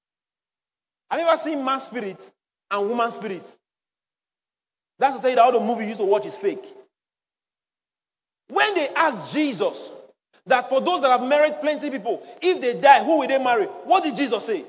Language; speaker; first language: English; non-native, local second language; Bini